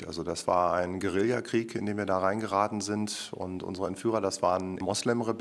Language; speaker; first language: German; native; German